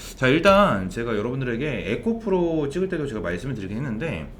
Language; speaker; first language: Korean; native; Korean